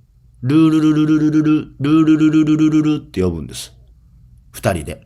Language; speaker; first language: Japanese; native; Japanese